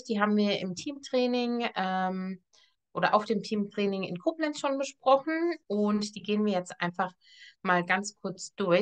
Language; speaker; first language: German; native; German